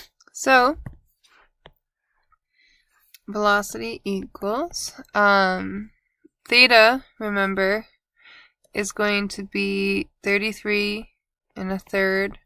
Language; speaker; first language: English; native; English